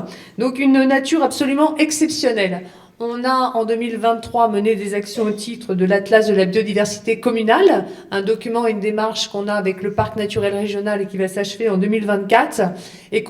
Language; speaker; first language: French; native; French